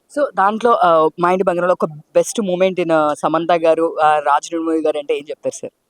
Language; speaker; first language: Telugu; native; Telugu